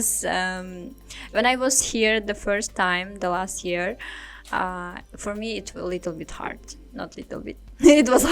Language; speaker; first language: English; non-native, learner; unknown